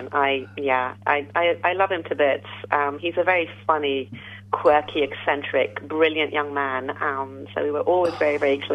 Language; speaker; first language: English; non-native, local second language; French